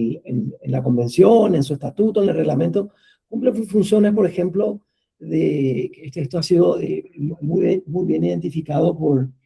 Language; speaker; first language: Spanish; native; Spanish